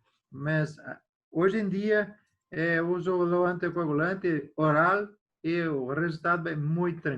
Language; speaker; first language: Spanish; non-native, learner; Portuguese